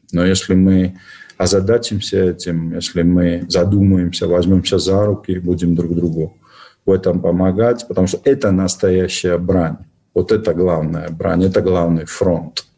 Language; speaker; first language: Russian; non-native, local second language; Georgian